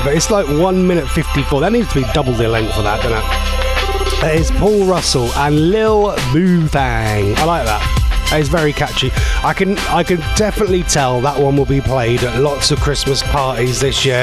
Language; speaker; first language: English; native; English